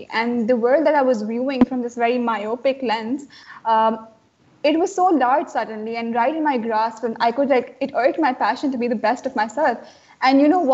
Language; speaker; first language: English; non-native, local second language; Urdu